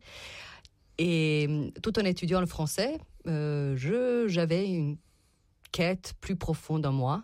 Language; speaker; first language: French; non-native, fluent; Serbian